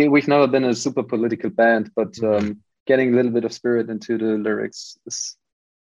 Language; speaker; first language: English; non-native, fluent; German